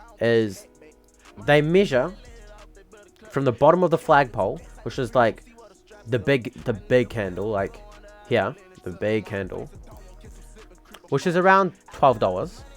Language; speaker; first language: English; native; English